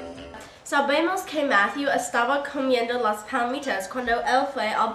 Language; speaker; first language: Spanish; non-native, learner; English